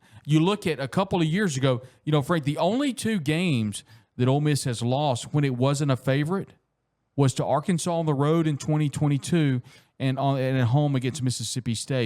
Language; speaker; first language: English; native; English